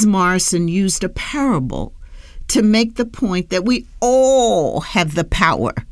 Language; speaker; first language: English; native; English